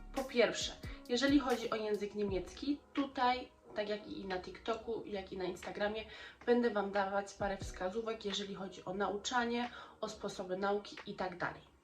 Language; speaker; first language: Polish; early bilingual, heritage; Polish